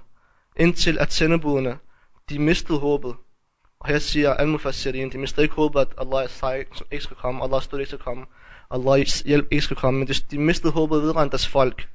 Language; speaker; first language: Danish; early bilingual, other home language; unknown